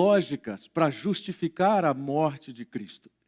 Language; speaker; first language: Portuguese; native; Portuguese